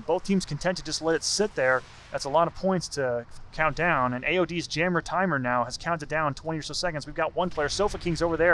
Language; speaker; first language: English; native; English